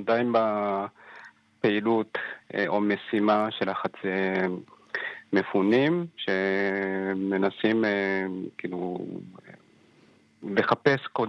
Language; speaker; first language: Hebrew; non-native, fluent; Japanese